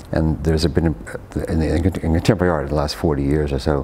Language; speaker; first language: English; native; English